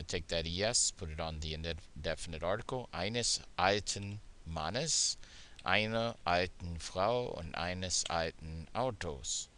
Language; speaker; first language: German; non-native, fluent; English